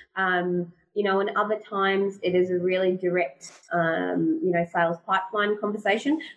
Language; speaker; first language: English; native; English